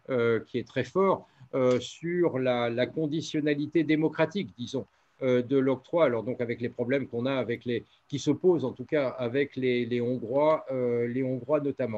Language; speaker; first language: French; native; French